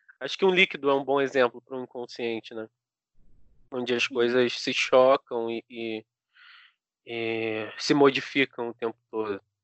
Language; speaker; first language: Portuguese; native; Portuguese